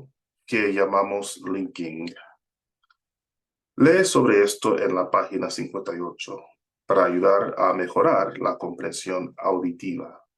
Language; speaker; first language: Spanish; non-native, fluent; English